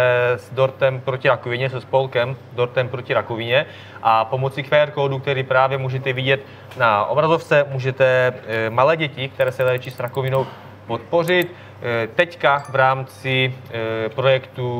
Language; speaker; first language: Czech; native; Czech